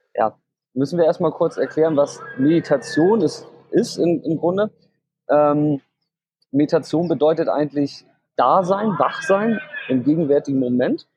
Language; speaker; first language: German; native; German